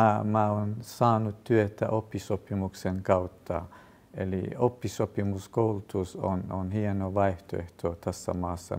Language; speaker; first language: Finnish; non-native, fluent; Kurdish